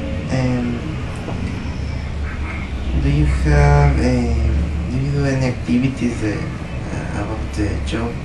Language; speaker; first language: English; non-native, learner; Spanish